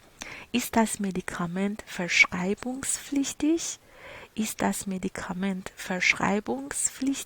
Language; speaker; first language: German; non-native, fluent; Persian